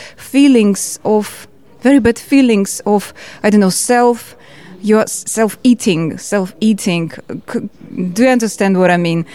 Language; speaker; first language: English; non-native, learner; Georgian